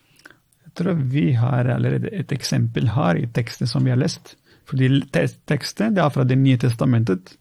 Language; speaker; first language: Norwegian; non-native, fluent; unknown